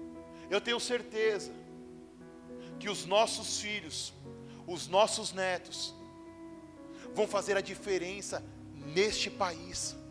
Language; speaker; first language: Portuguese; native; Portuguese